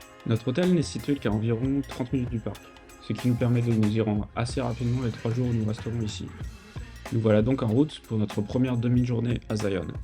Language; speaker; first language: French; native; French